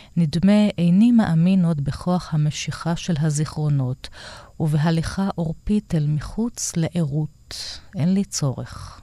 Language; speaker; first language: Hebrew; native; Hebrew